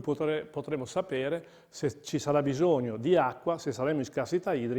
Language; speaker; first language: Italian; native; Italian